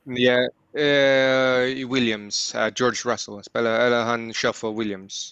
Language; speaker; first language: Swedish; early bilingual, heritage; Swedish